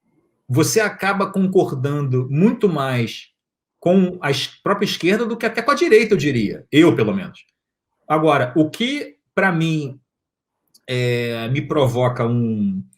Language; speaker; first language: Portuguese; native; Portuguese